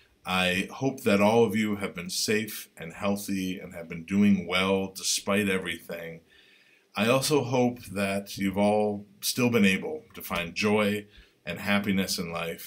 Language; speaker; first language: English; native; English